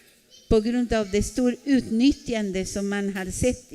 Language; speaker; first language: Swedish; non-native, fluent; Spanish